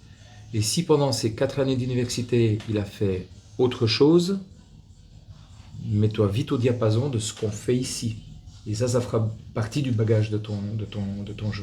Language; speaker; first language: French; native; French